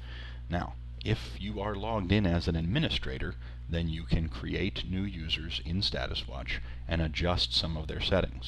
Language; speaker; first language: English; native; English